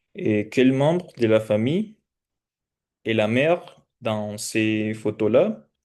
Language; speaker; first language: French; non-native, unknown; Spanish